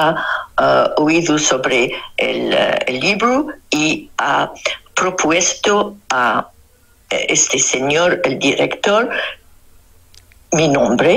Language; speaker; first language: Spanish; non-native, fluent; Arabic